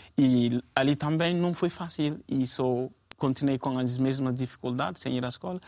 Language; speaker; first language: Portuguese; non-native, fluent; Fula